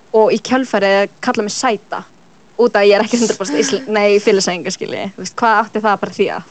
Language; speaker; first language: Icelandic; early bilingual, other home language; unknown